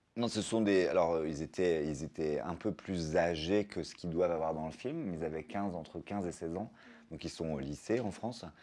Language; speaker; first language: French; native; French